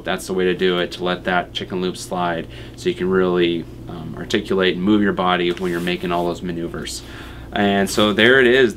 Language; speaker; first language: English; native; English